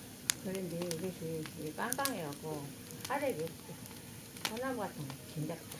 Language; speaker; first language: Korean; native; Korean